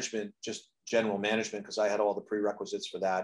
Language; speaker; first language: English; native; English